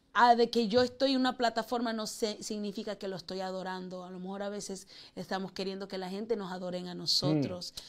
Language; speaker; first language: Spanish; early bilingual, heritage; Spanish